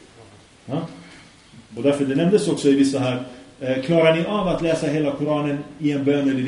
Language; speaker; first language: Swedish; early bilingual, other home language; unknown